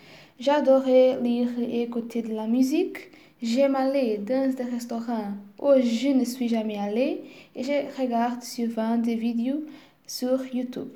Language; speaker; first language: French; non-native, learner; Portuguese